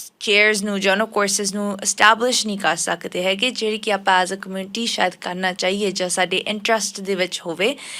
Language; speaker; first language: Punjabi; early bilingual, heritage; Punjabi